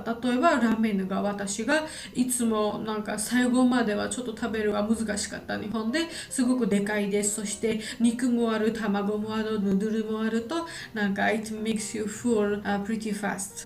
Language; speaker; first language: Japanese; non-native, learner; Georgian